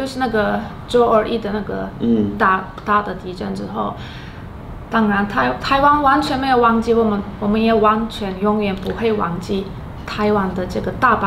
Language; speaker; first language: Chinese; non-native, fluent; Turkish